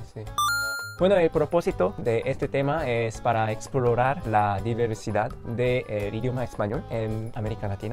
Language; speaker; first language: Spanish; non-native, fluent; Korean